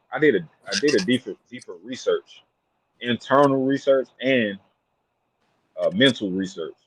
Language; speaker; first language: English; native; English